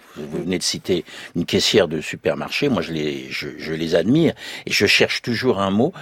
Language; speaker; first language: French; native; French